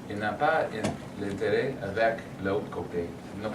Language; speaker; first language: French; non-native, learner; English